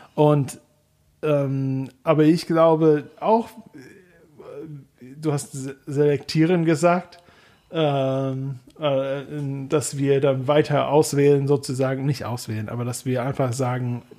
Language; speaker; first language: German; non-native, fluent; English